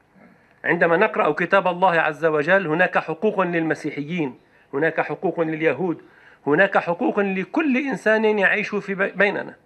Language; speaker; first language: Arabic; native; Arabic